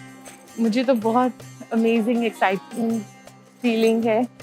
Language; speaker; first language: Hindi; native; Hindi